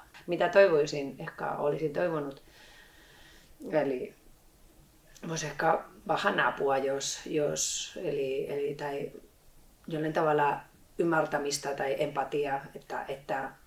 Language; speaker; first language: Finnish; non-native, fluent; Spanish